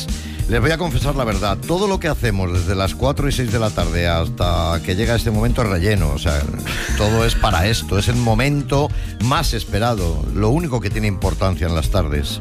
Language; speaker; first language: Spanish; native; Spanish